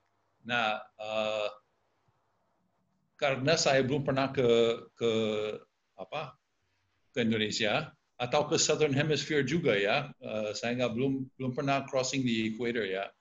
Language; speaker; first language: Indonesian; non-native, fluent; English